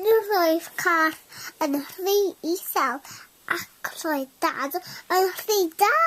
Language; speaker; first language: Welsh; non-native, local second language; English